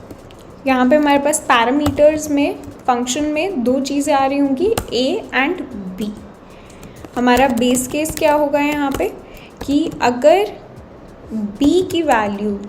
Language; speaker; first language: Hindi; native; Hindi